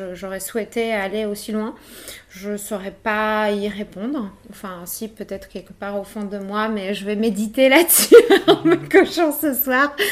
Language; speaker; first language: French; early bilingual, other home language; Polish